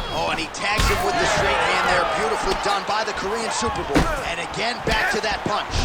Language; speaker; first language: English; native; English